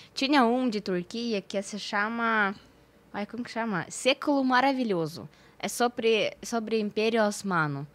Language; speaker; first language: Portuguese; non-native, fluent; Russian